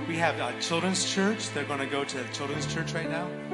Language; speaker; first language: English; native; English